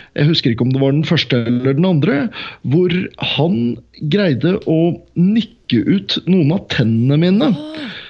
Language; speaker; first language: Norwegian; native; Norwegian